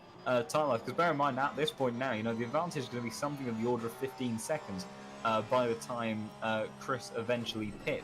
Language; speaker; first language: English; native; English